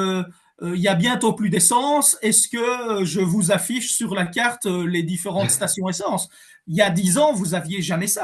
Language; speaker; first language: French; native; French